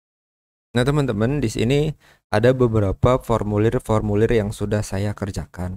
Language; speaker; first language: Indonesian; native; Indonesian